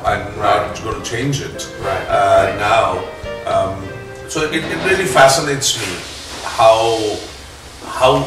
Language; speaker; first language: English; non-native, local second language; Punjabi